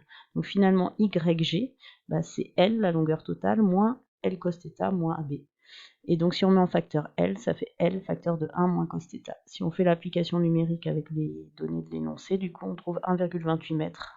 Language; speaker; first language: French; native; French